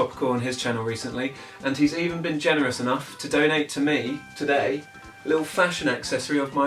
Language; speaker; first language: English; native; English